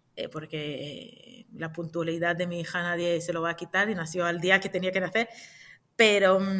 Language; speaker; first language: Spanish; non-native, fluent; Hebrew